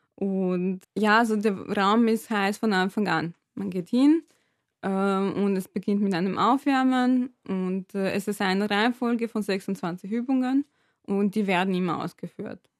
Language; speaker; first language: German; non-native, fluent; Serbian